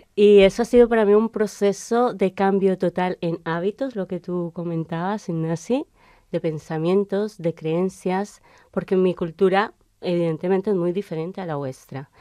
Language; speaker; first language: Spanish; native; Spanish